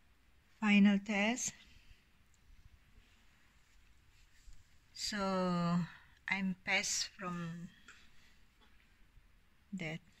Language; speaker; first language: English; non-native, learner; Indonesian